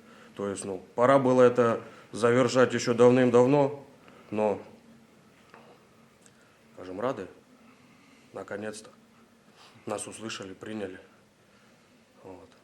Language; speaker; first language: Russian; native; Russian